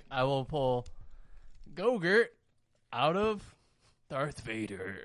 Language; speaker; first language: English; native; English